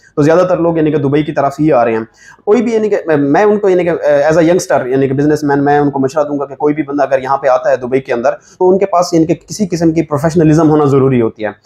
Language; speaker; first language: Urdu; non-native, local second language; Saraiki